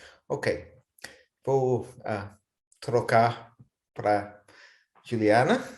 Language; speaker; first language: Portuguese; non-native, fluent; English